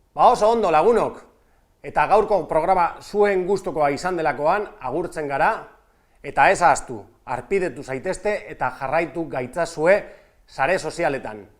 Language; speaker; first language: Basque; native; Basque